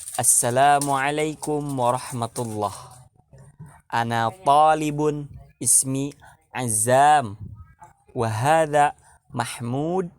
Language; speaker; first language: Arabic; non-native, learner; Indonesian